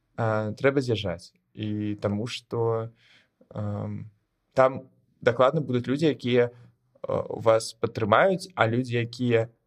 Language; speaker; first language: Belarusian; non-native, local second language; Russian